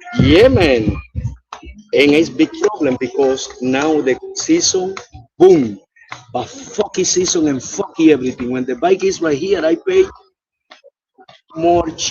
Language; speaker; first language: English; non-native, learner; Spanish